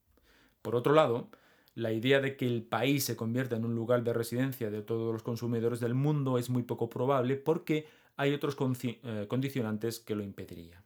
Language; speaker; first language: Spanish; native; Spanish